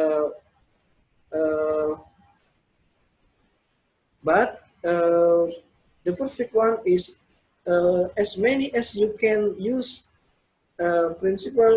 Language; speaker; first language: English; non-native, learner; Indonesian